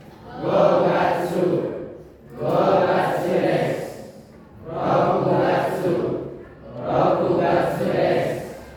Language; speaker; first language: Japanese; non-native, learner; Indonesian